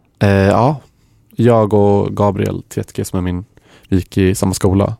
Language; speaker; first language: Swedish; native; Swedish